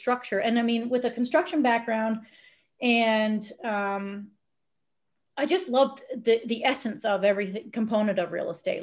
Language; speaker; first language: English; native; English